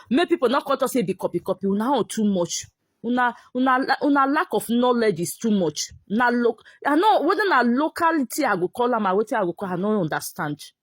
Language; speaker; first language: Nigerian Pidgin; native; Nigerian Pidgin